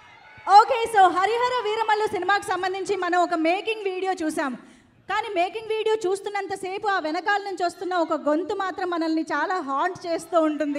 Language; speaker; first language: Telugu; native; Telugu